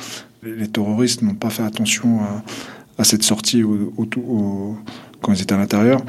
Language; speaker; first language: French; non-native, local second language; Kabyle